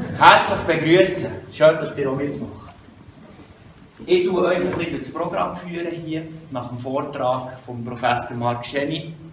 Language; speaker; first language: German; native; German